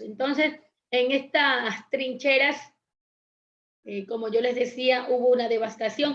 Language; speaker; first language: Spanish; native; Spanish